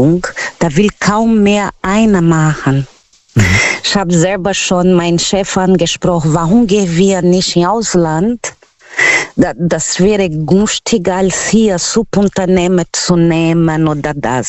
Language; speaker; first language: German; non-native, learner; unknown